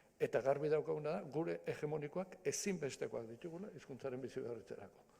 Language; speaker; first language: Basque; native; Basque